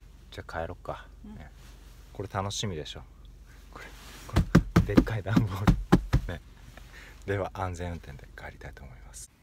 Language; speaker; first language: Japanese; native; Japanese